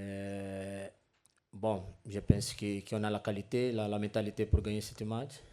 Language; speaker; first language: French; non-native, fluent; Portuguese